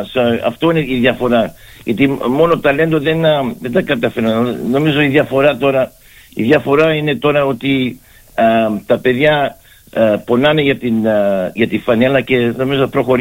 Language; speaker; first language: Greek; early bilingual, heritage; Greek